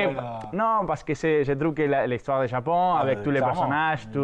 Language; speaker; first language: French; non-native, fluent; Spanish